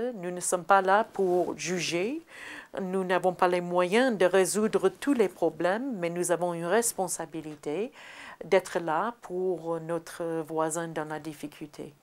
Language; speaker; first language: French; non-native, fluent; English